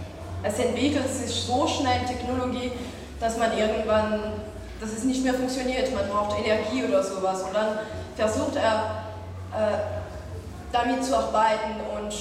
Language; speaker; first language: German; non-native, fluent; French